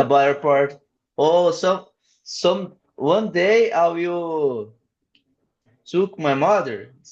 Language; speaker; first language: English; non-native, learner; Portuguese